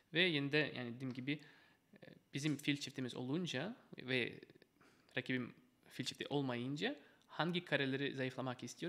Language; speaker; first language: Turkish; non-native, fluent; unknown